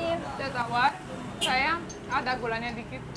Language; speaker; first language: Indonesian; non-native, fluent; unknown